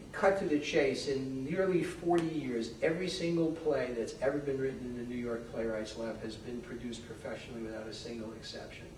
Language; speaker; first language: English; native; English